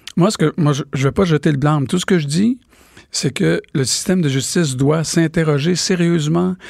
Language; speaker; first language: French; native; French